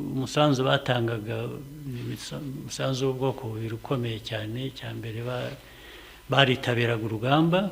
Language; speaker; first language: Kinyarwanda; early bilingual, heritage; Kinyarwanda